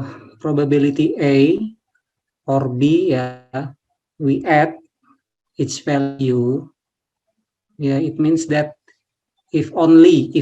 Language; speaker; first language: English; non-native, learner; Indonesian